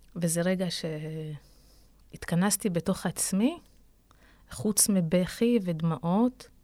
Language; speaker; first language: Hebrew; non-native, local second language; Arabic